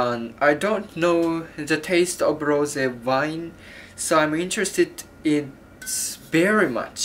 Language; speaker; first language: English; non-native, learner; Japanese